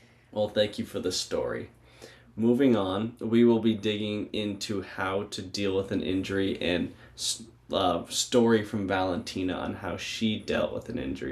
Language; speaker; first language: English; native; English